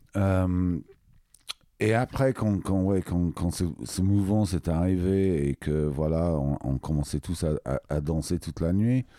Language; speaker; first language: French; non-native, fluent; English